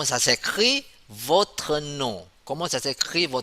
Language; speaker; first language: French; non-native, fluent; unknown